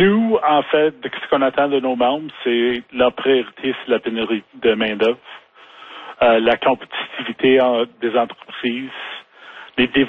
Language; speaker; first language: French; native; French